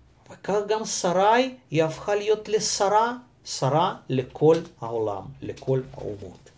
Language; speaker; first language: Hebrew; non-native, fluent; Russian